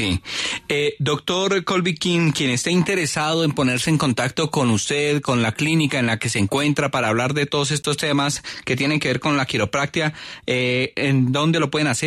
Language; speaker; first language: Spanish; native; Spanish